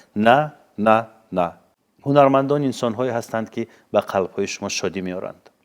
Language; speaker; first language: Tajik; native; Tajik